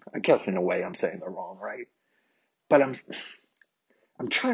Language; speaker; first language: English; native; English